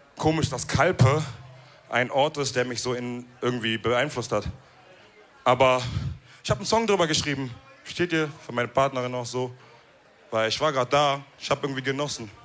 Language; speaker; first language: German; early bilingual, other home language; Wolof